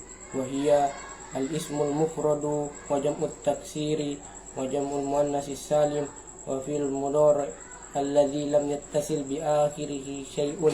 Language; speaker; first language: Arabic; non-native, learner; Indonesian